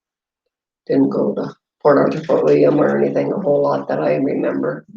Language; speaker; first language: English; native; English